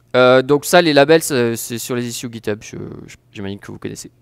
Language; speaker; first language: French; native; French